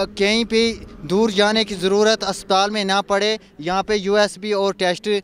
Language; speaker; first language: Hindi; non-native, local second language; Kashmiri